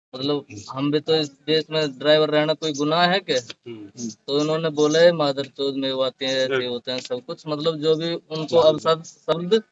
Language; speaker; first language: Hindi; native; Hindi